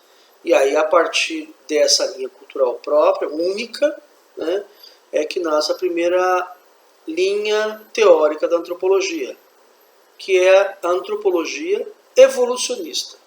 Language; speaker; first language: Portuguese; native; Portuguese